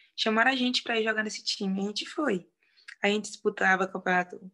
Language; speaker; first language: Portuguese; native; Portuguese